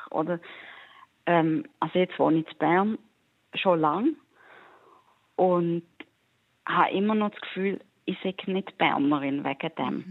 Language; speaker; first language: German; native; German